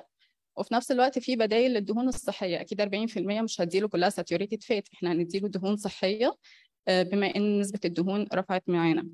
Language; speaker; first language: Arabic; native; Arabic